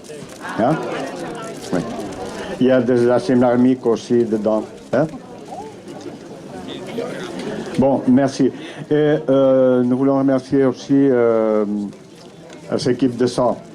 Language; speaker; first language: French; non-native, learner; Catalan